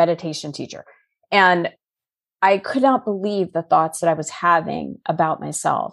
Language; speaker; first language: English; native; English